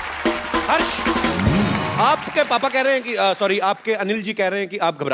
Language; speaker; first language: Hindi; native; Hindi